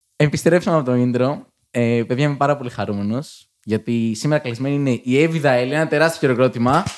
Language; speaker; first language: Greek; native; Greek